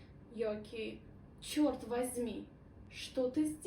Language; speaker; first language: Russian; non-native, local second language; Uzbek